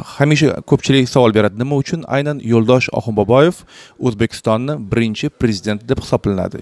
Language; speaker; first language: Uzbek; native; Uzbek